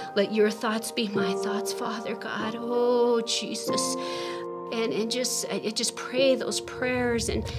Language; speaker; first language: English; native; English